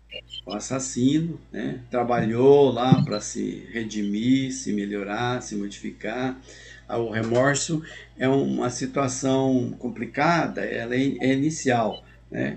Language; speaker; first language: Portuguese; native; Portuguese